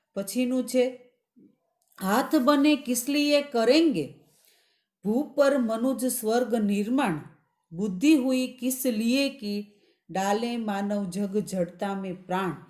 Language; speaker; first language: Hindi; non-native, local second language; Gujarati